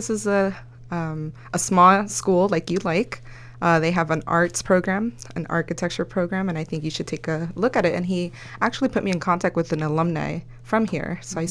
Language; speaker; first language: English; early bilingual, other home language; Spanish